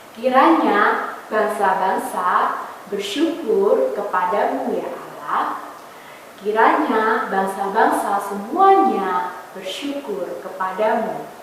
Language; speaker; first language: Indonesian; native; Indonesian